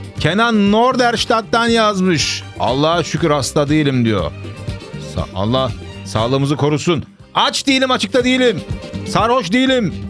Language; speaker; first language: Turkish; early bilingual, heritage; Turkish